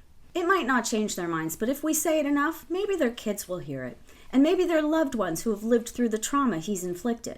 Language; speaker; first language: English; native; English